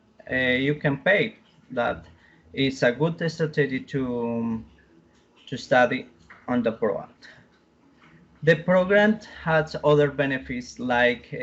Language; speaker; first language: English; non-native, learner; Spanish